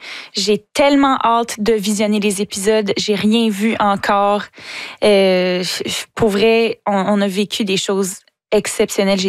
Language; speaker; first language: French; native; French